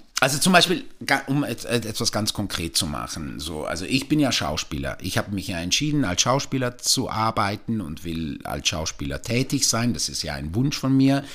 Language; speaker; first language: German; non-native, fluent; Italian